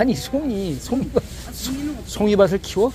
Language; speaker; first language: Korean; native; Korean